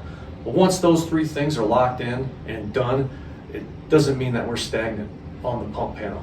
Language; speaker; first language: English; native; English